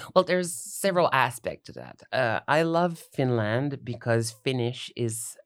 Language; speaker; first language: English; non-native, fluent; French